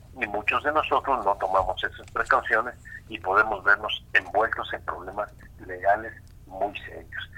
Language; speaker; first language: Spanish; native; Spanish